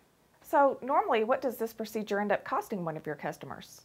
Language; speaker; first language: English; native; English